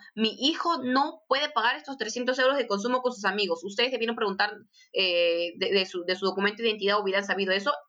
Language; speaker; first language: Spanish; native; Spanish